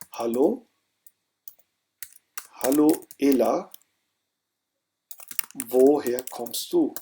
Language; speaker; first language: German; non-native, fluent; Urdu